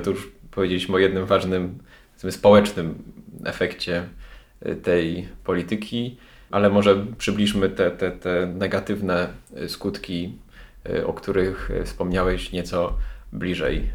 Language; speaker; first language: Polish; native; Polish